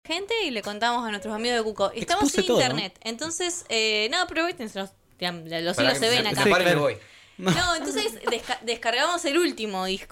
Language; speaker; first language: Spanish; native; Spanish